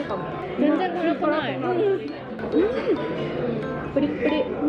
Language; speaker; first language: Japanese; native; Japanese